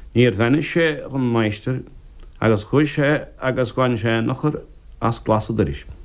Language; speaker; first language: Irish; native; Irish